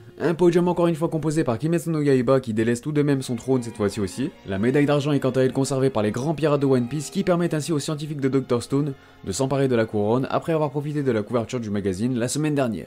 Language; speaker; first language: French; native; French